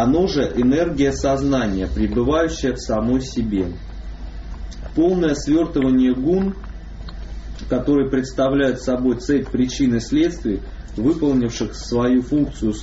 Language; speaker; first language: Russian; native; Russian